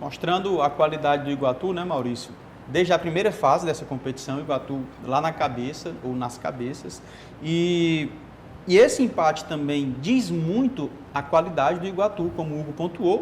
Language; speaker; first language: Portuguese; native; Portuguese